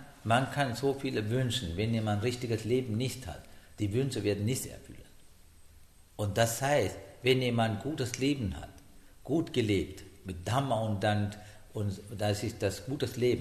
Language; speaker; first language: German; non-native, learner; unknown